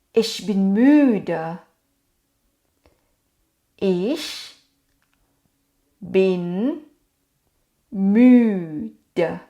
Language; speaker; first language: German; non-native, fluent; Thai